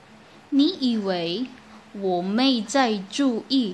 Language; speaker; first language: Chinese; non-native, learner; Filipino